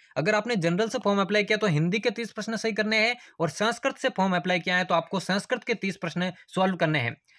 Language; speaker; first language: Hindi; native; Hindi